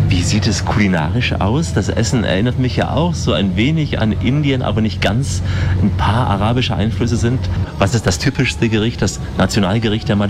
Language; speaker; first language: German; native; German